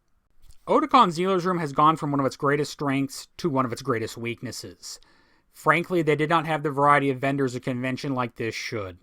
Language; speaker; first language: English; native; English